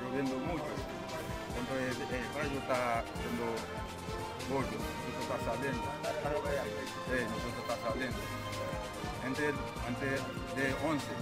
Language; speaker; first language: Spanish; non-native, learner; Haitian Creole